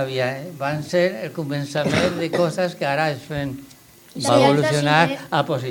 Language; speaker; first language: Catalan; non-native, local second language; Spanish